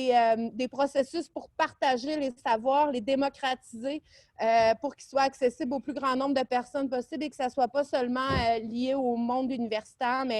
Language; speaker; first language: French; native; French